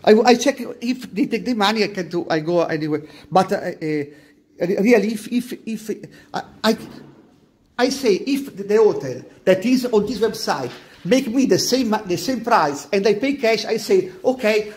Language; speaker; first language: English; non-native, learner; Italian